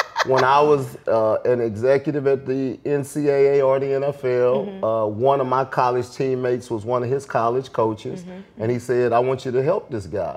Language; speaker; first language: English; native; English